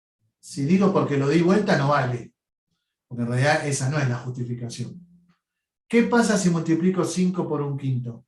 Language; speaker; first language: Spanish; native; Spanish